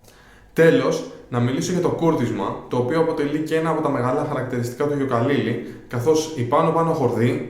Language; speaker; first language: Greek; native; Greek